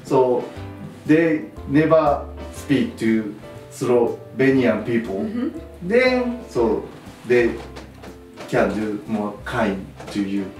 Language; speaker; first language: English; non-native, learner; Japanese